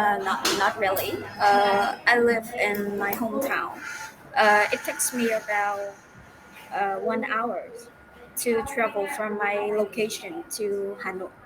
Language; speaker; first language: English; non-native, fluent; Vietnamese